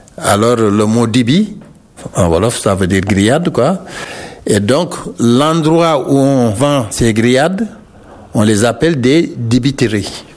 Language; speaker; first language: French; non-native, local second language; Wolof